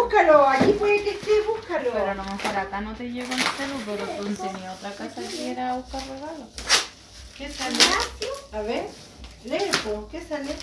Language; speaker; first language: Spanish; native; Spanish